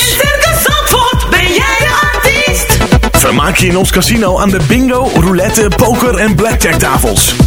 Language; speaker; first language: Dutch; native; Dutch